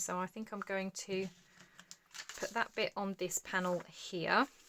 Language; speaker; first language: English; native; English